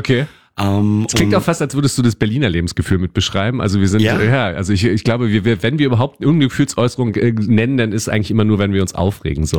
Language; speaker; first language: German; native; German